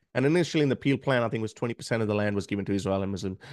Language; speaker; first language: English; non-native, local second language; Urdu